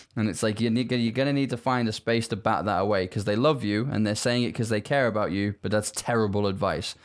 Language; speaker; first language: English; native; English